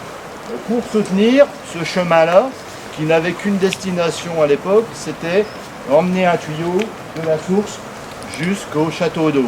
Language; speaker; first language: French; native; French